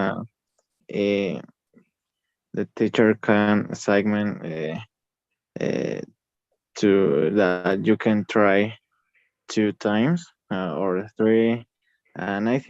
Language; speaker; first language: English; non-native, learner; Spanish